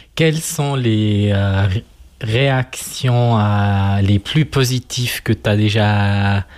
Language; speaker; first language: French; non-native, local second language; German